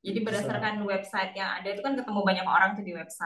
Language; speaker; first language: Indonesian; native; Indonesian